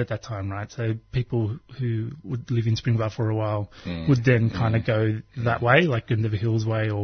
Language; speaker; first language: English; non-native, local second language; Croatian